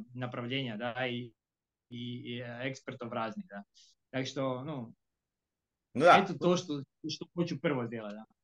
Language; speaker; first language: Russian; non-native, fluent; Croatian